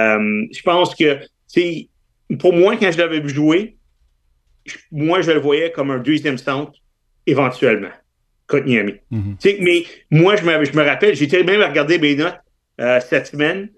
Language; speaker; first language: French; native; French